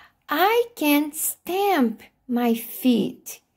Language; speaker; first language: English; non-native, fluent; Portuguese